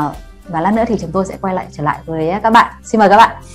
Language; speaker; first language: Vietnamese; native; Vietnamese